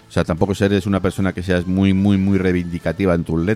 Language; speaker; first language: Spanish; native; Spanish